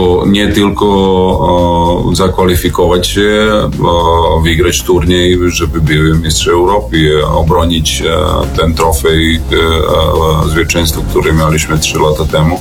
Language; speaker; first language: Polish; non-native, fluent; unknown